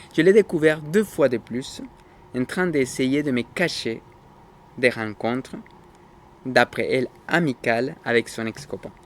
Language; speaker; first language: French; non-native, fluent; Spanish